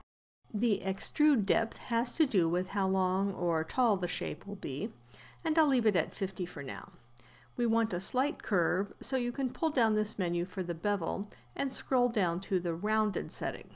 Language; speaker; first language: English; native; English